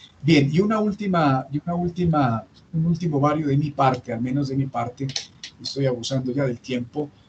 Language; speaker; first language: Spanish; native; Spanish